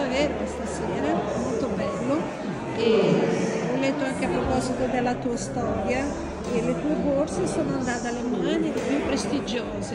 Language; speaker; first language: Italian; non-native, fluent; Portuguese